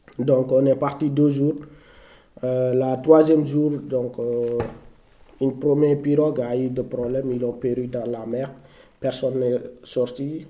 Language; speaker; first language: French; non-native, local second language; Fula